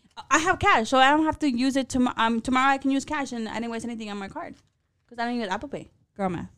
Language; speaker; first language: English; early bilingual, other home language; Spanish